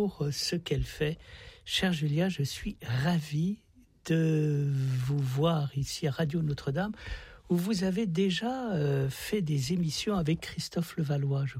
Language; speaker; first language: French; native; French